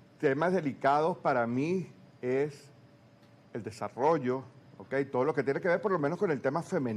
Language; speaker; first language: Spanish; native; Spanish